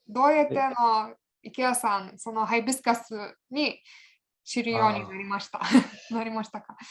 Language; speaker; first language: Japanese; non-native, fluent; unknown